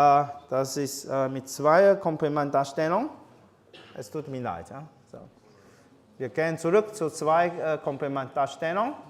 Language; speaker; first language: German; non-native, learner; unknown